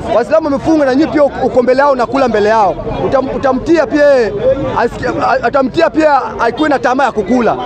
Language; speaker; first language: Swahili; native; Swahili